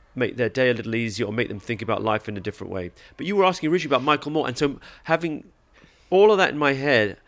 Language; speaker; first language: English; native; English